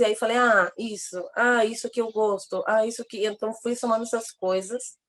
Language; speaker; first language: Portuguese; non-native, fluent; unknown